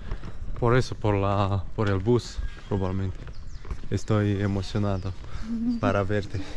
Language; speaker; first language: Spanish; non-native, learner; Romanian